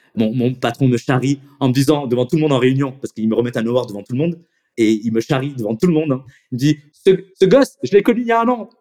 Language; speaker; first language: French; native; French